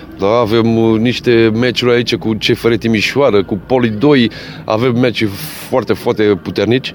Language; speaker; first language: Romanian; non-native, fluent; Portuguese